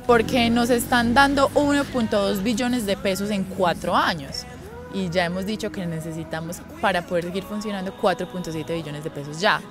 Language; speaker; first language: Spanish; native; Spanish